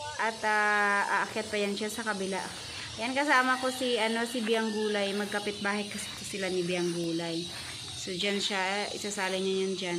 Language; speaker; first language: Filipino; non-native, local second language; Cebuano